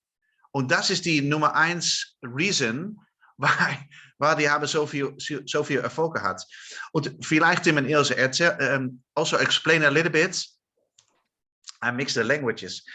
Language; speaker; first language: German; non-native, learner; Dutch